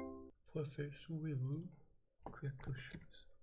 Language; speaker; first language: French; non-native, learner; English